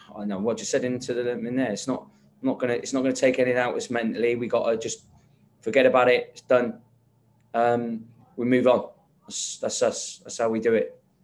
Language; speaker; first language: English; native; English